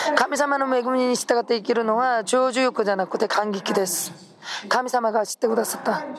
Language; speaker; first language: Japanese; non-native, fluent; Korean